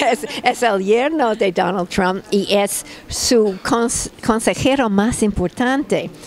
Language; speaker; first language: Spanish; non-native, fluent; English